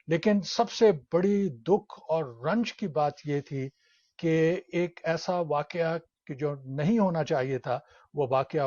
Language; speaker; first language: Urdu; native; Urdu